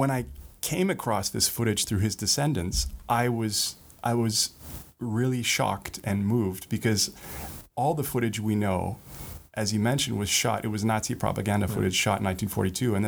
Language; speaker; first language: English; native; English